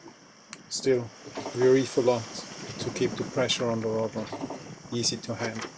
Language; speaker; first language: English; non-native, fluent; German